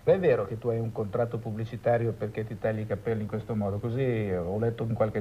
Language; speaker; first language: Italian; native; Italian